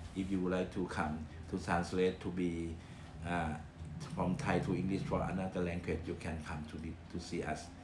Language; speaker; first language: English; non-native, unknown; Thai